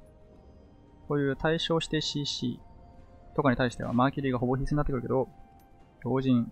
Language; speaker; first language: Japanese; native; Japanese